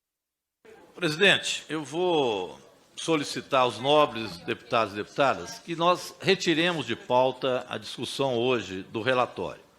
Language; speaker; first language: Portuguese; native; Portuguese